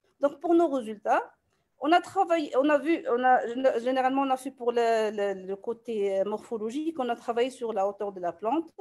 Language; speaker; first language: French; non-native, local second language; Arabic